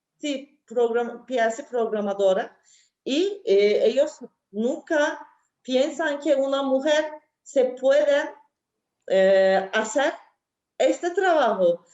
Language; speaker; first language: Spanish; non-native, learner; Turkish